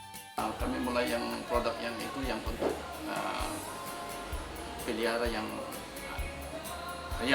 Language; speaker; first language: Indonesian; non-native, fluent; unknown